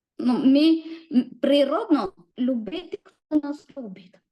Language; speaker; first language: Ukrainian; non-native, learner; Malayalam